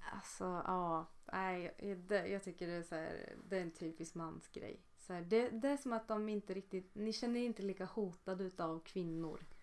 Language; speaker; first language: Swedish; native; Swedish